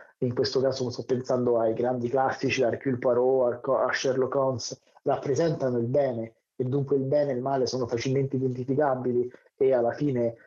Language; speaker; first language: Italian; native; Italian